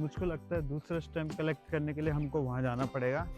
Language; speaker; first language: Hindi; native; Hindi